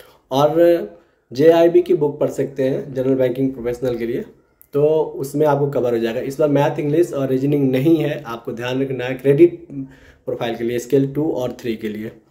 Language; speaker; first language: Hindi; native; Hindi